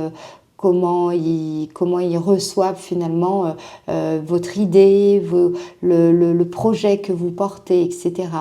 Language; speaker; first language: French; native; French